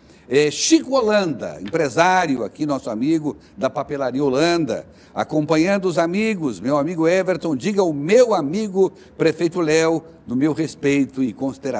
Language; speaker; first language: Portuguese; native; Portuguese